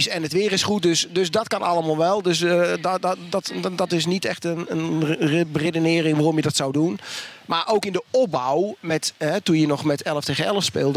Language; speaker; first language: Dutch; native; Dutch